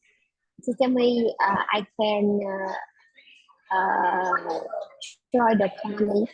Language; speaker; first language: English; non-native, learner; Vietnamese